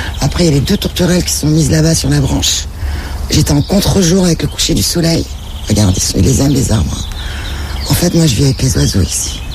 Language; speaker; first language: French; native; French